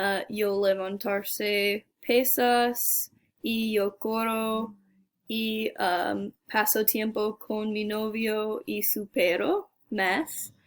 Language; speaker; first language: Spanish; non-native, learner; English